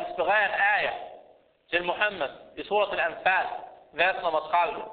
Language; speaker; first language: Danish; early bilingual, other home language; Arabic